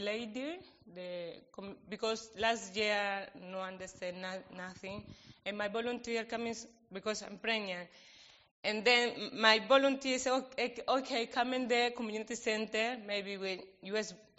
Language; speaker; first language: English; non-native, learner; Spanish